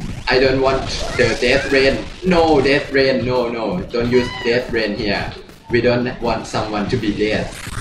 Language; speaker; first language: English; non-native, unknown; Thai